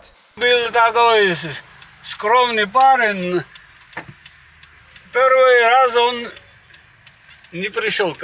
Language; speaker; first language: Russian; non-native, learner; Georgian